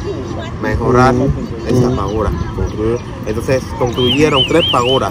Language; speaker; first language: Spanish; non-native, fluent; Vietnamese